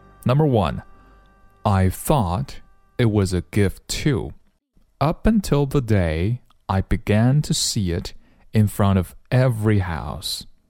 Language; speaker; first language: English; non-native, fluent; Chinese